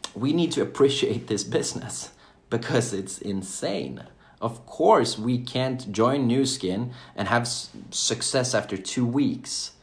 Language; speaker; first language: English; non-native, fluent; Swedish